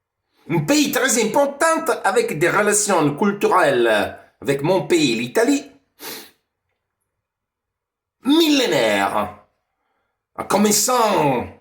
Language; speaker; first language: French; non-native, fluent; Italian